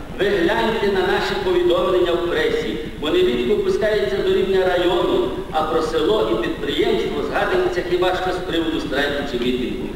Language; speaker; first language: Ukrainian; native; Ukrainian